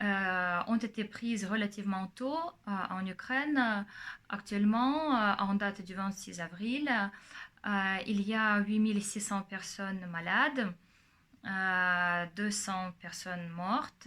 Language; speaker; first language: French; non-native, fluent; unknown